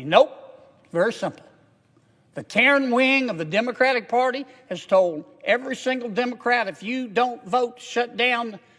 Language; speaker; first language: English; native; English